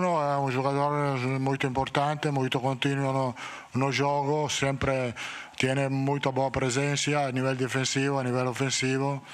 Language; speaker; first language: Portuguese; non-native, learner; Italian